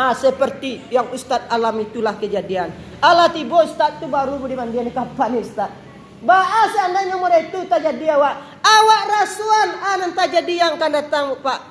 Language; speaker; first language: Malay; non-native, local second language; Minangkabau